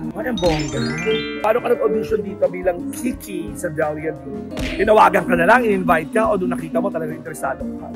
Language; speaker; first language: Filipino; native; Filipino